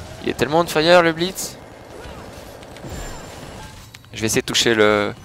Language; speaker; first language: French; native; French